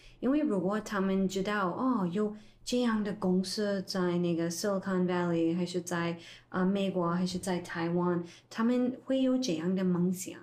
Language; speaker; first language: Chinese; non-native, fluent; English